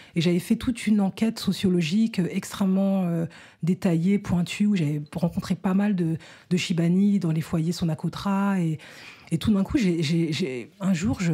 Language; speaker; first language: French; native; French